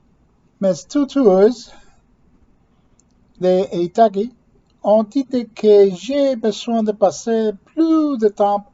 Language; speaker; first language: French; non-native, learner; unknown